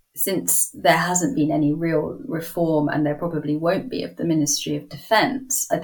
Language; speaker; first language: English; native; English